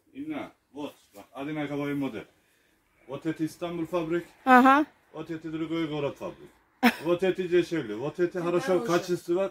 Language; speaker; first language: Russian; non-native, learner; Turkish